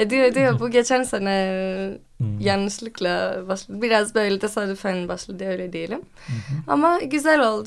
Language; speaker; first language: Turkish; non-native, fluent; Greek